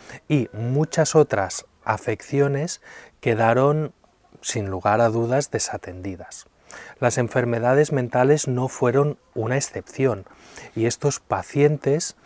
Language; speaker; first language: Spanish; native; Spanish